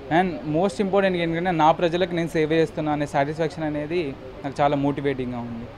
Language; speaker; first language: Telugu; native; Telugu